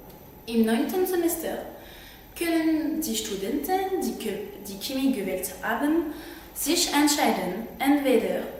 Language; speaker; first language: German; non-native, learner; French